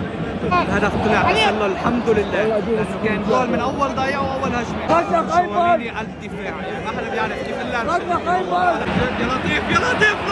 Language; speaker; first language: Arabic; native; Arabic